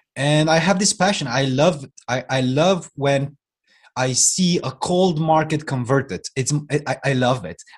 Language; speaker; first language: English; non-native, fluent; Romanian